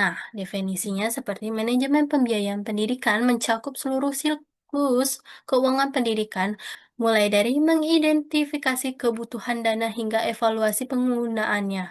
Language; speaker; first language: Indonesian; native; Indonesian